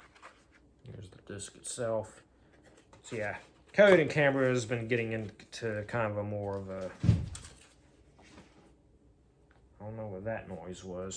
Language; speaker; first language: English; native; English